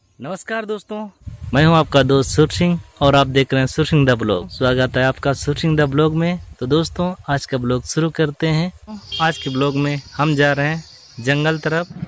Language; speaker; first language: Hindi; non-native, local second language; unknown